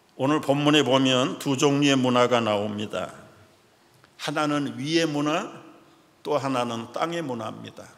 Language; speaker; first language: Korean; native; Korean